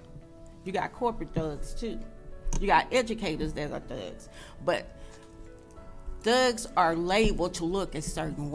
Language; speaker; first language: English; native; English